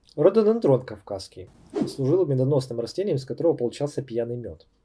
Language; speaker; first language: Russian; native; Russian